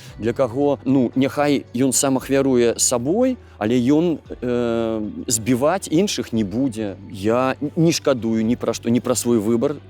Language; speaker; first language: Belarusian; non-native, local second language; Russian